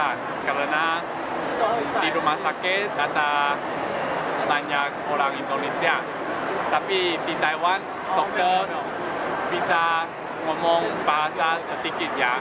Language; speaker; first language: Indonesian; non-native, learner; Chinese